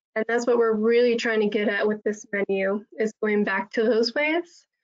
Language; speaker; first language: English; native; English